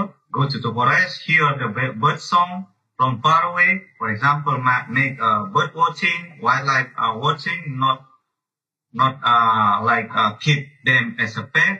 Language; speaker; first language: English; non-native, learner; Indonesian